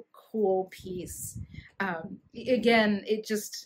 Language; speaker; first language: English; native; English